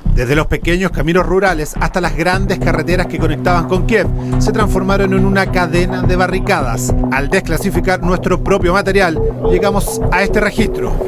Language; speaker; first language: Spanish; native; Spanish